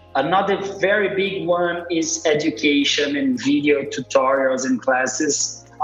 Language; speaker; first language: English; non-native, fluent; Portuguese